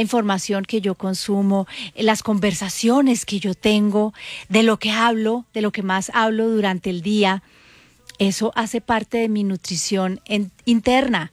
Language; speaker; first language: Spanish; native; Spanish